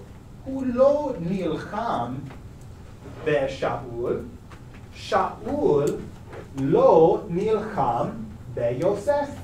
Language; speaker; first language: Hebrew; non-native, learner; English